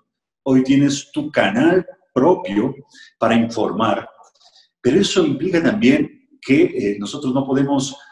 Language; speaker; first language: Spanish; native; Spanish